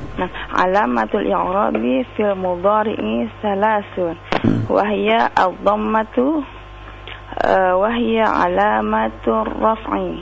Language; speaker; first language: Arabic; non-native, learner; Indonesian